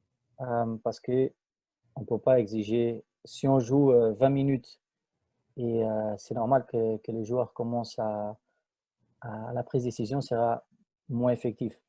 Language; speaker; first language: French; non-native, fluent; Spanish